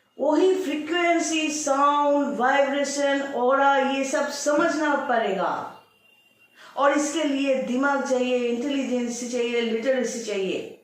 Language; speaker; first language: Hindi; non-native, local second language; Bangla